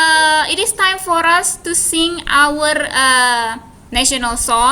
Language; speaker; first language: English; non-native, fluent; Indonesian